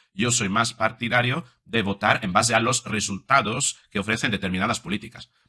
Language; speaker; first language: Spanish; non-native, fluent; Italian